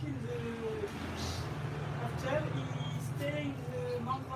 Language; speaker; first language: English; non-native, learner; French